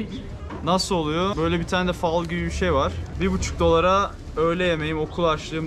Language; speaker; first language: Turkish; native; Turkish